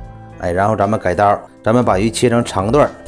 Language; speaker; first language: Chinese; native; Chinese